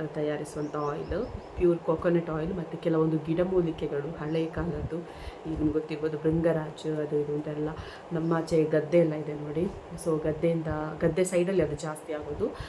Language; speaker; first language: Kannada; non-native, local second language; Tulu